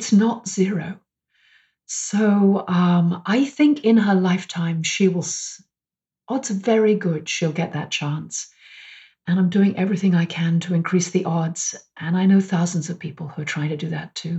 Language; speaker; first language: English; native; English